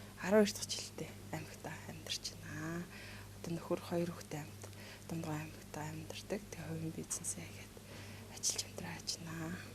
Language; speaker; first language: Mongolian; native; Mongolian